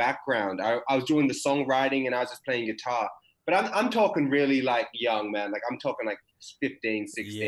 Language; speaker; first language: English; native; English